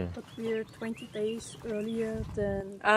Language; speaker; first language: English; non-native, fluent; German